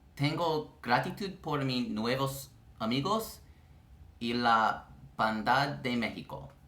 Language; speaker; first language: Spanish; non-native, learner; English